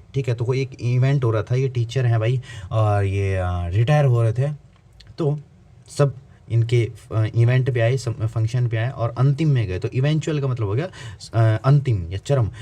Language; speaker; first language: Hindi; native; Hindi